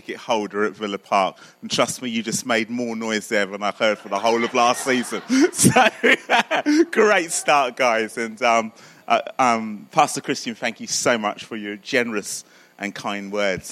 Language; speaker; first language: English; native; English